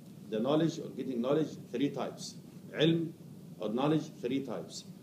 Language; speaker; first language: English; non-native, fluent; Arabic